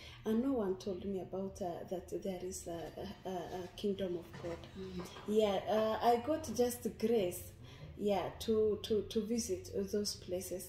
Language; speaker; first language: English; non-native, local second language; Swahili